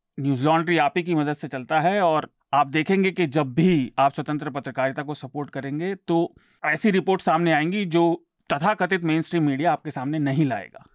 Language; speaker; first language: Hindi; native; Hindi